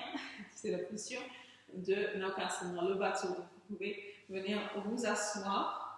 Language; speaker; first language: French; native; French